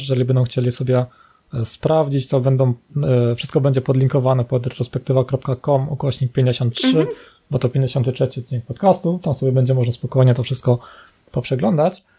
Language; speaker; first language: Polish; native; Polish